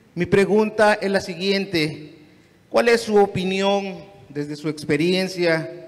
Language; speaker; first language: Spanish; non-native, local second language; Nahuatl languages